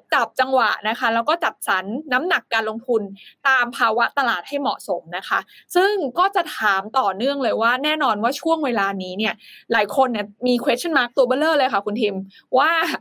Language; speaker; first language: Thai; native; Thai